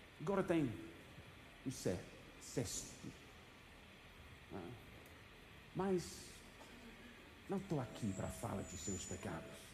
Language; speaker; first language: Portuguese; non-native, fluent; English